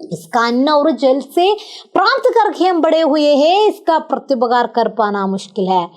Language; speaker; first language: Hindi; non-native, local second language; Malayalam